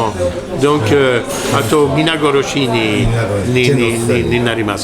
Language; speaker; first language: Japanese; non-native, learner; French